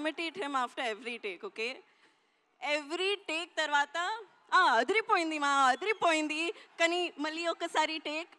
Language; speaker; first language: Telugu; non-native, learner; Hindi